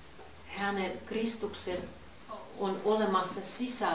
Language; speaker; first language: Finnish; non-native, fluent; Russian